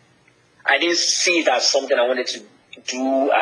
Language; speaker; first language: English; non-native, local second language; Yoruba